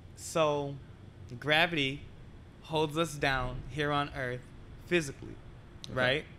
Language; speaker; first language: English; native; English